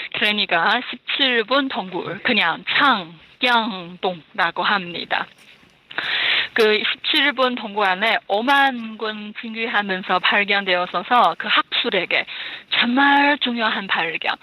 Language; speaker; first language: Korean; non-native, fluent; Chinese